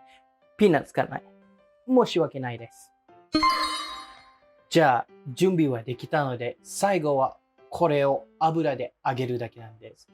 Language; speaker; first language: Japanese; non-native, fluent; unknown